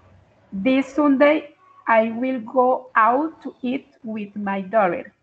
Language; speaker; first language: English; non-native, learner; Spanish